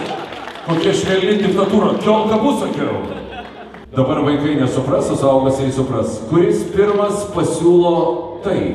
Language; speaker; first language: Lithuanian; native; Lithuanian